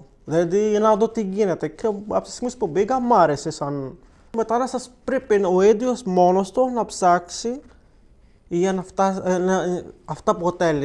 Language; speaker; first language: Greek; non-native, learner; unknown